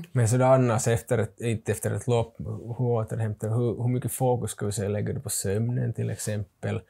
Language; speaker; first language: Swedish; native; Swedish